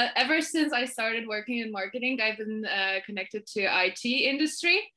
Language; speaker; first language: English; non-native, fluent; Polish